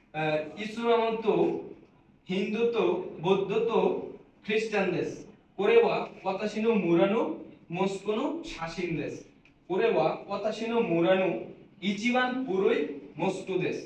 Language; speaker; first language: Japanese; non-native, learner; Bangla